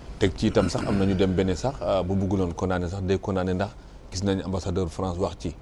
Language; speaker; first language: Wolof; native; Wolof